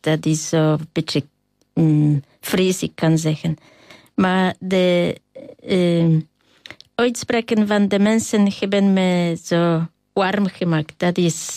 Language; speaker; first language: Dutch; non-native, learner; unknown